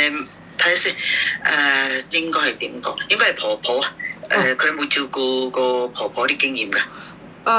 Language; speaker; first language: Cantonese; native; Cantonese